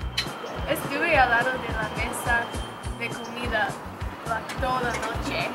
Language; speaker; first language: Spanish; non-native, learner; English